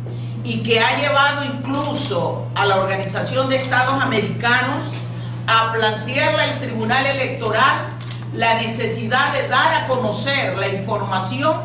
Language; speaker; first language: Spanish; native; Spanish